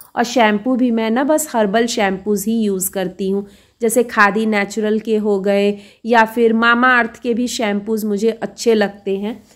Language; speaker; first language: Hindi; native; Hindi